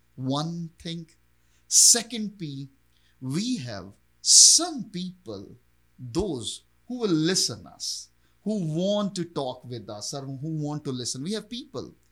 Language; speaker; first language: English; non-native, local second language; Urdu